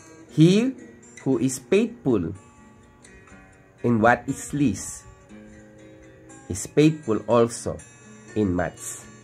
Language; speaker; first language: English; non-native, local second language; Filipino